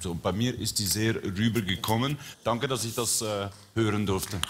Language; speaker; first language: German; native; German